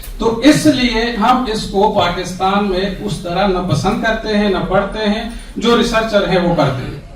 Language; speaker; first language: Urdu; non-native, local second language; Pashto